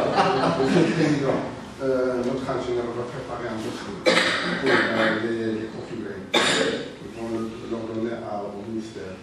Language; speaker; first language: French; non-native, local second language; Arabic